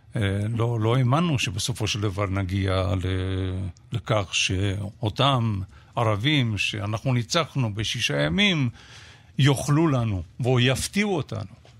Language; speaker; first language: Hebrew; non-native, fluent; Romanian